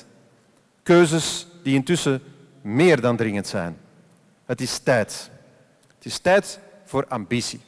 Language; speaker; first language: Dutch; native; Dutch